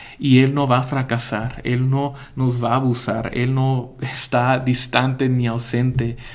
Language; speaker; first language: Spanish; early bilingual, heritage; Spanish